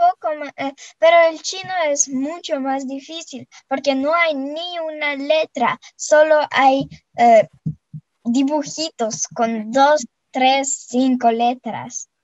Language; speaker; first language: Spanish; non-native, fluent; Russian